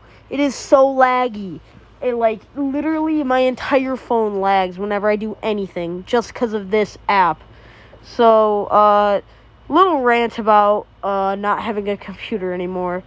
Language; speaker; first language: English; native; English